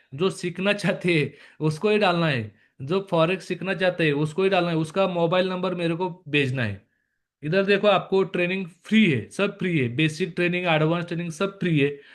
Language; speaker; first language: Hindi; non-native, local second language; Marathi